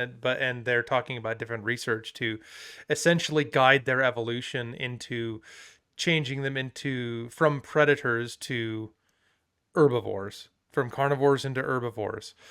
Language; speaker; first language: English; native; English